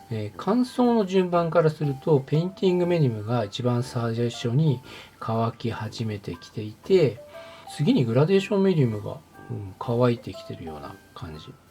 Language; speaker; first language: Japanese; native; Japanese